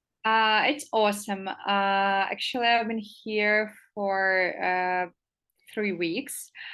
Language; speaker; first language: English; non-native, fluent; Russian